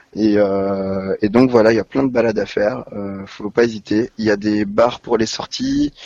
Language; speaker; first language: French; native; French